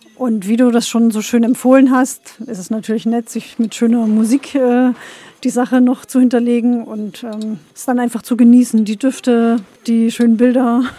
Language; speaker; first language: German; native; German